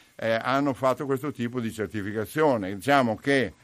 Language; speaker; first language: Italian; native; Italian